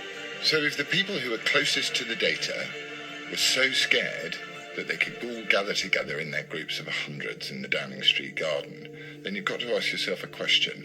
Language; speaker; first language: English; native; English